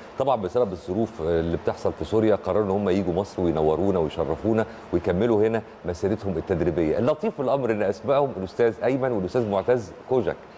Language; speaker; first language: Arabic; native; Arabic